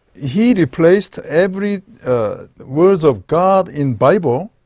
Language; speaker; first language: English; non-native, learner; Korean